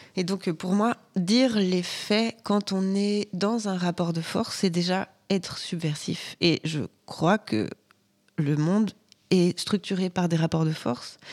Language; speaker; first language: French; native; French